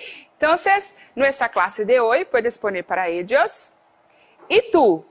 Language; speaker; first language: Spanish; non-native, fluent; Portuguese